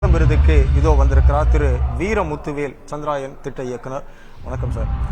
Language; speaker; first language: Tamil; native; Tamil